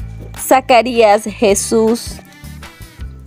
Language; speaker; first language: Spanish; native; Spanish